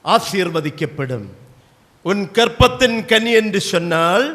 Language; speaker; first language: Tamil; non-native, local second language; Malayalam